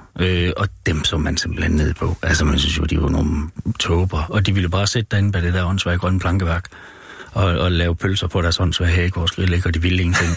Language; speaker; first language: Danish; native; Danish